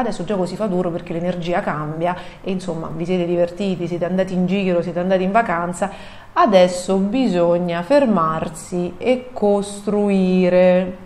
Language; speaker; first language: Italian; native; Italian